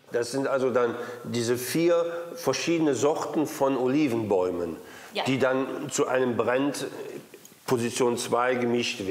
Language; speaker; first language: German; native; German